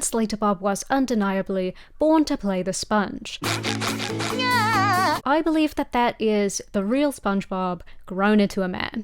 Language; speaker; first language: English; native; English